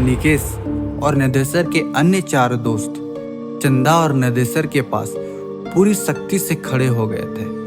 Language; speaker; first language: Hindi; native; Hindi